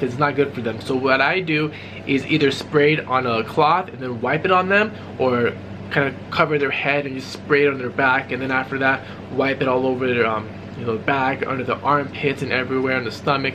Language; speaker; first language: English; native; English